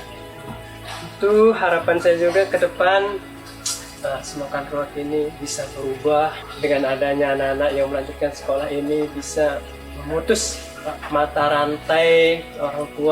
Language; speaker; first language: Indonesian; non-native, local second language; Sasak